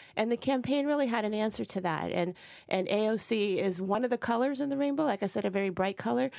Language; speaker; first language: English; native; English